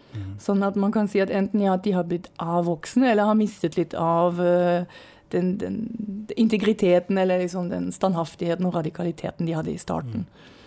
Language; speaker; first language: Norwegian; non-native, fluent; German